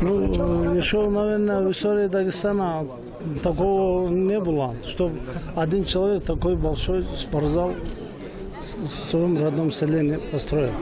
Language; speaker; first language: Russian; non-native, local second language; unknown